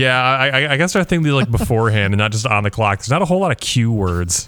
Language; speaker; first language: English; native; English